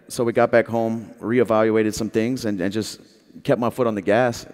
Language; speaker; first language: English; native; English